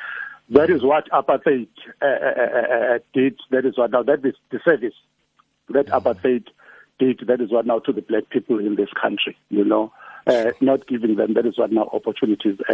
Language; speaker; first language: English; non-native, local second language; Zulu